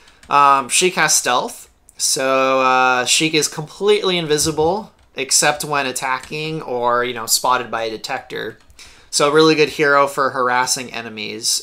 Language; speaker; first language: English; native; English